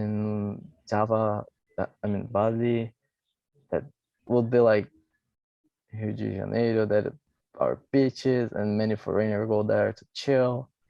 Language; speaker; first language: English; non-native, fluent; Portuguese